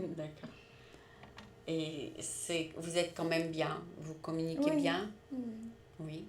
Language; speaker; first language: French; native; French